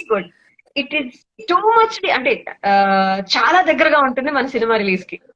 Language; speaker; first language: Telugu; native; Telugu